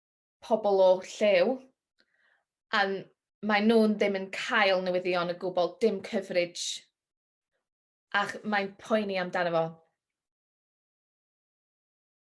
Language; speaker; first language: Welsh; non-native, learner; English